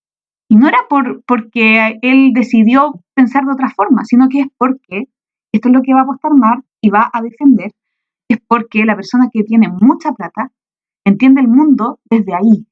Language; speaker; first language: Spanish; native; Spanish